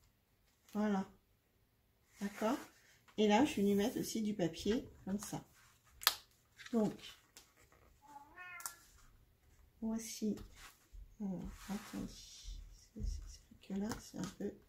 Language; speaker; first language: French; native; French